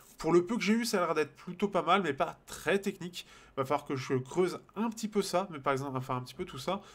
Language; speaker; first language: French; native; French